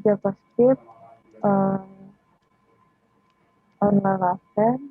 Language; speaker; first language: English; non-native, learner; Indonesian